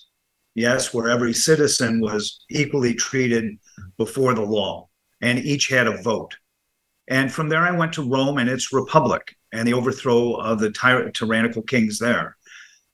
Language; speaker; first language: English; native; English